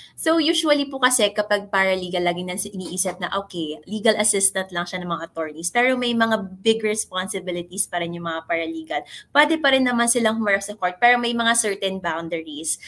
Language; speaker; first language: Filipino; native; Filipino